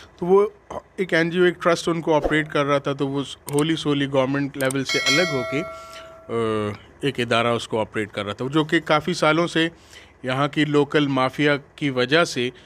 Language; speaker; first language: Urdu; non-native, local second language; Sindhi